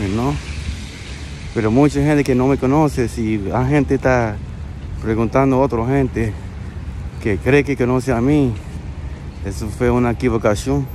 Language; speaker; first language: Spanish; early bilingual, heritage; Spanish